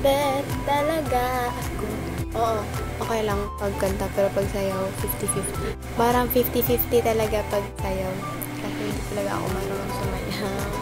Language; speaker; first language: Filipino; non-native, local second language; Cebuano